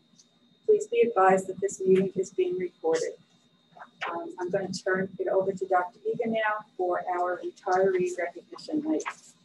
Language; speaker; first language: English; native; English